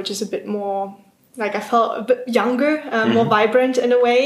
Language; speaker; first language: English; non-native, fluent; German